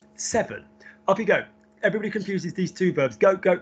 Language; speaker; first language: English; native; English